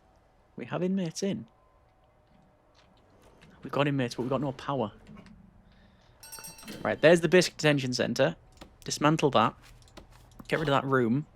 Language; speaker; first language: English; native; English